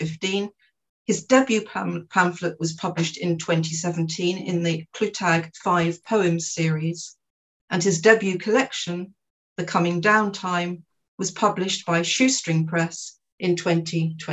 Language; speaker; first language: English; native; English